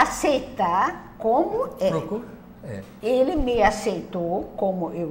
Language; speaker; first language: Portuguese; non-native, local second language; German